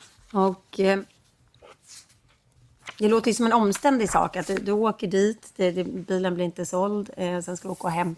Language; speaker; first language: Swedish; native; Swedish